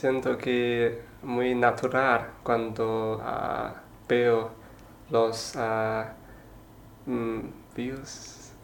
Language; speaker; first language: Spanish; non-native, learner; Chinese